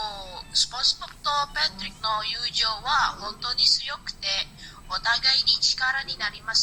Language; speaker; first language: Japanese; non-native, learner; Indonesian